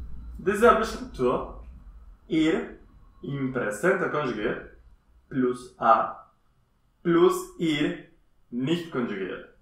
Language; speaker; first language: German; non-native, fluent; Spanish